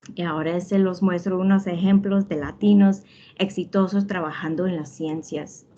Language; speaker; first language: Spanish; early bilingual, heritage; Spanish